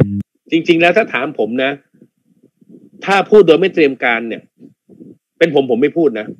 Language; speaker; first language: Thai; native; Thai